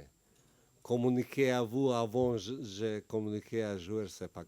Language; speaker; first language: French; non-native, learner; Bosnian